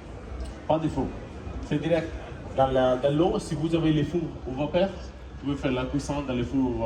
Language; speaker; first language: French; non-native, learner; Italian